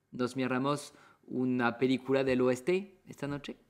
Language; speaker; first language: Spanish; non-native, fluent; French